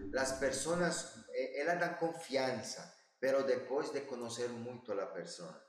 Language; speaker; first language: Portuguese; non-native, learner; Spanish